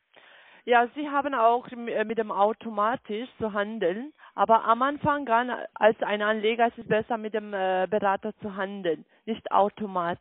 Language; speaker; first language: German; non-native, learner; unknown